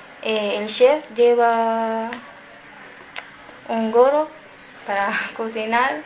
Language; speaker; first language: Spanish; non-native, learner; Filipino